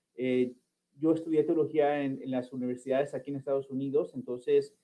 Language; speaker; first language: Spanish; early bilingual, heritage; Spanish